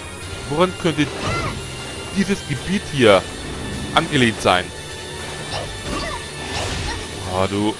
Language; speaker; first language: German; native; German